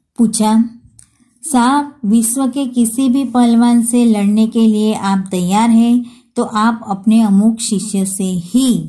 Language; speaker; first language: Hindi; non-native, local second language; Gujarati